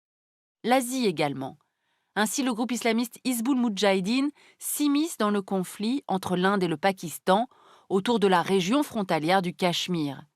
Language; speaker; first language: French; native; French